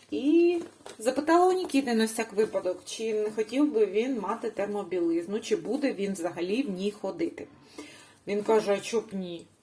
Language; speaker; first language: Ukrainian; native; Ukrainian